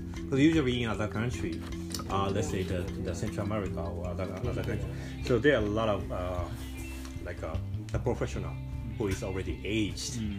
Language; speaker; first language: English; non-native, fluent; Japanese